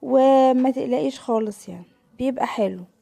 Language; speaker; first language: Arabic; native; Arabic